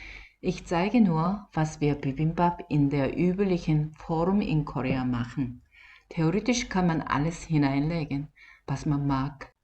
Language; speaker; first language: German; non-native, fluent; Korean